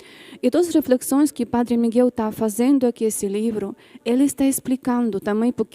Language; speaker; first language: Portuguese; non-native, fluent; Polish